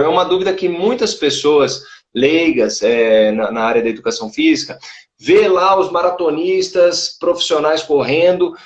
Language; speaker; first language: Portuguese; native; Portuguese